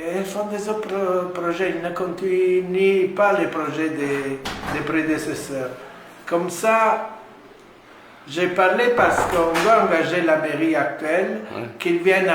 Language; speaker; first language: French; non-native, fluent; Italian